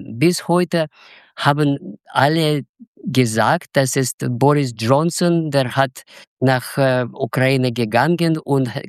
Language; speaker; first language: German; non-native, learner; Russian